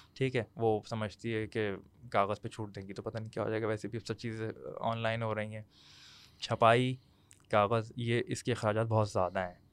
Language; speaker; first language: Urdu; native; Urdu